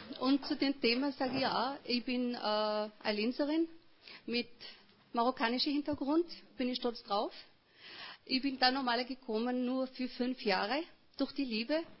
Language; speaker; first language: German; non-native, fluent; Arabic